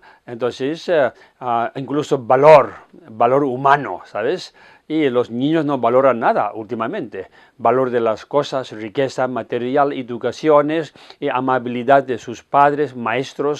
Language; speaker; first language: Spanish; non-native, fluent; Tibetan